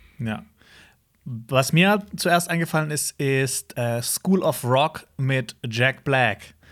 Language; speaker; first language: German; native; German